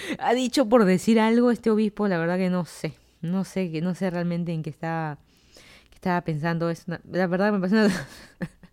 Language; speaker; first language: Spanish; native; Spanish